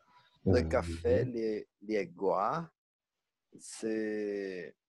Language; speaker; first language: French; non-native, learner; Portuguese